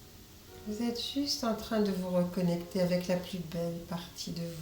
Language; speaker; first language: French; native; French